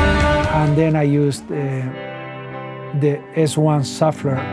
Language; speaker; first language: English; non-native, fluent; Spanish